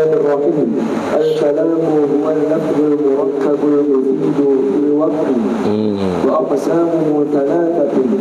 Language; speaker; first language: Arabic; non-native, learner; Indonesian